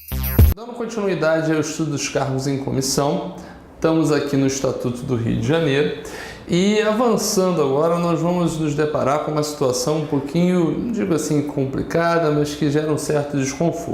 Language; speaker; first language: Portuguese; native; Portuguese